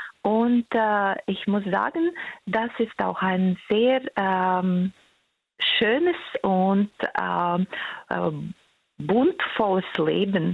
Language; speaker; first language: German; non-native, fluent; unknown